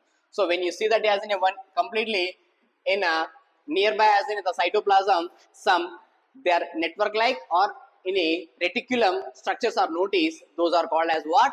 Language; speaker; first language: English; non-native, local second language; Telugu